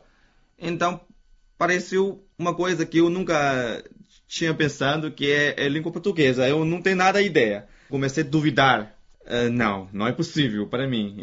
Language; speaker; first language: Portuguese; non-native, fluent; Chinese